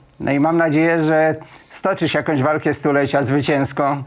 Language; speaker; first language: Polish; native; Polish